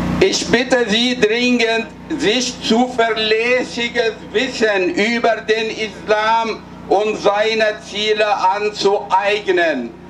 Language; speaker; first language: German; non-native, fluent; Arabic